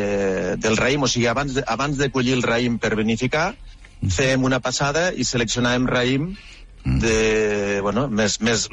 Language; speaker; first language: Catalan; native; Catalan